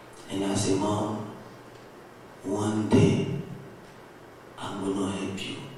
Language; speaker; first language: English; non-native, learner; Haitian Creole